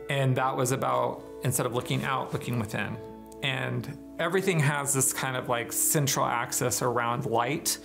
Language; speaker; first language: English; native; English